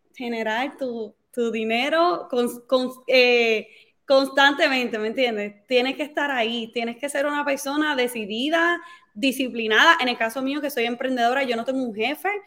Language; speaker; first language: Spanish; native; Spanish